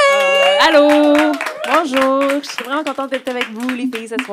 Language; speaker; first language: French; native; French